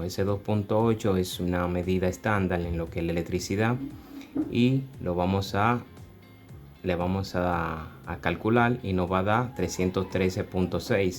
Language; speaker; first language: Spanish; native; Spanish